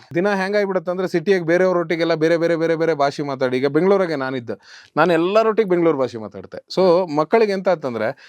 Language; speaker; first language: Kannada; native; Kannada